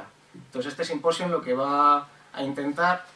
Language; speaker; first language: Spanish; native; Spanish